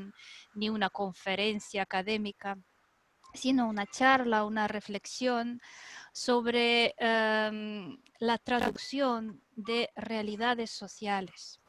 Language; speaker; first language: Spanish; non-native, fluent; Russian